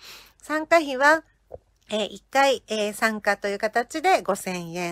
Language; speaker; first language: Japanese; native; Japanese